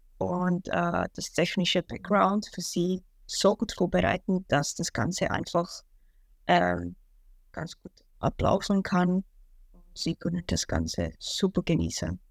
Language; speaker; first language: German; non-native, fluent; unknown